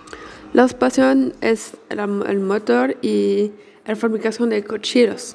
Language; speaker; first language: Spanish; non-native, learner; French